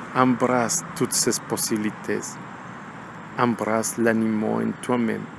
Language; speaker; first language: French; non-native, learner; Spanish